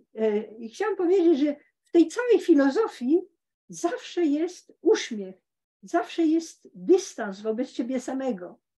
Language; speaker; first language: Polish; early bilingual, heritage; Polish